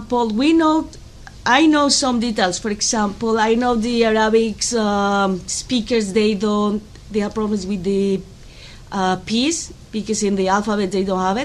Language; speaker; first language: English; non-native, fluent; Spanish